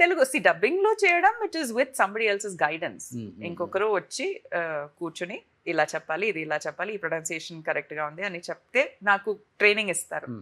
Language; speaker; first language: Telugu; non-native, fluent; Tamil